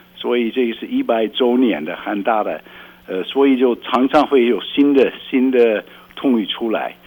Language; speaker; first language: Chinese; non-native, fluent; Dutch